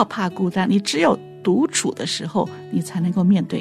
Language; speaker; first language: Chinese; native; Chinese